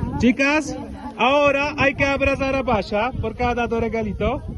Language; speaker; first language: Spanish; non-native, learner; Polish